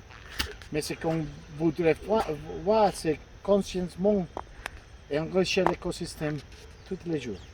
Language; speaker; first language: French; non-native, fluent; Spanish